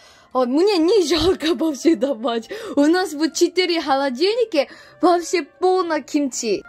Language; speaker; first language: Russian; non-native, fluent; Korean